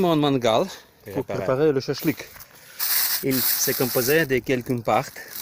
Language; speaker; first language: French; non-native, learner; Ukrainian